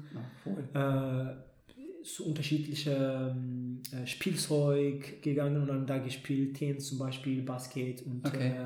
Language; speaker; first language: German; non-native, fluent; Amharic